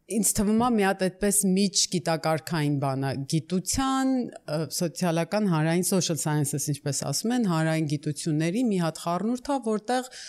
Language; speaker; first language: Armenian; early bilingual, heritage; Armenian